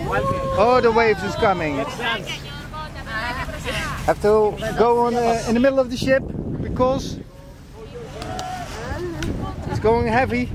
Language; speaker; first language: English; non-native, learner; Dutch